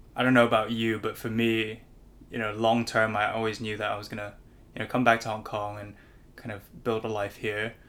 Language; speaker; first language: English; non-native, local second language; Cantonese